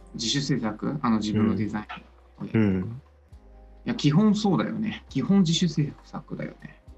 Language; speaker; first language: Japanese; non-native, fluent; Chinese